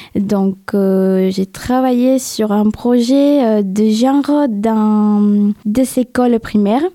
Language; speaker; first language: French; non-native, fluent; Spanish